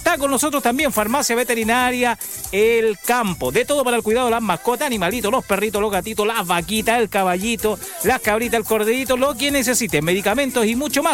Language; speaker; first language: Spanish; native; Spanish